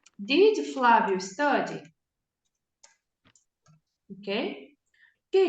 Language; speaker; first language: English; non-native, fluent; Portuguese